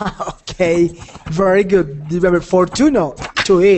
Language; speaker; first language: English; non-native, fluent; Spanish